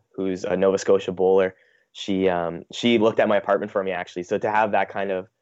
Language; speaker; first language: English; native; English